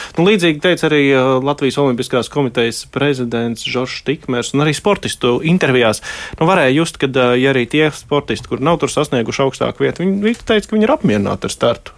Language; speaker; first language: Latvian; native; Latvian